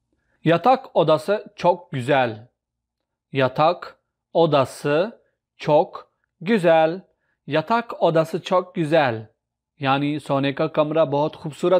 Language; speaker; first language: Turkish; non-native, fluent; Urdu